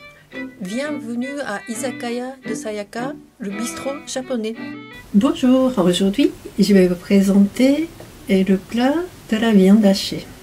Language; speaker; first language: French; non-native, fluent; Japanese